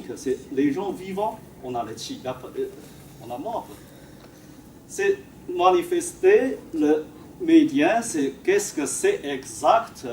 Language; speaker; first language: French; non-native, fluent; Chinese